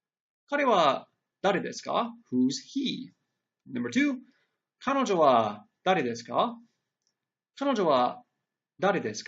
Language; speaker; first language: Japanese; non-native, fluent; English